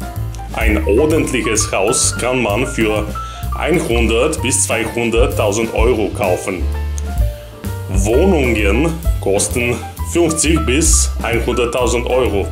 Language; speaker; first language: German; non-native, fluent; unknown